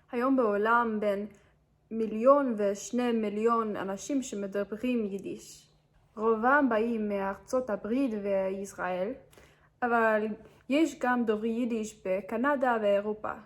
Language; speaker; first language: Hebrew; non-native, fluent; Yiddish